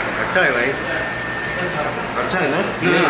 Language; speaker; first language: Hindi; non-native, local second language; Bangla